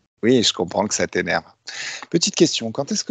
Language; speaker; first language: French; native; French